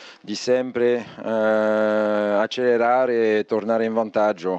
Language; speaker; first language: Italian; non-native, fluent; French